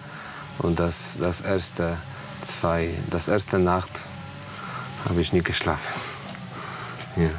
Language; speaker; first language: German; non-native, learner; Polish